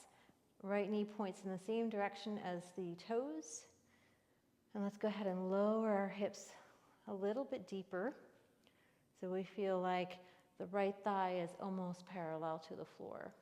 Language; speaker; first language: English; native; English